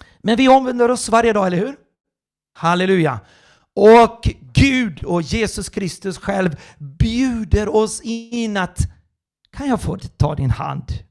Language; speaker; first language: Swedish; non-native, fluent; Portuguese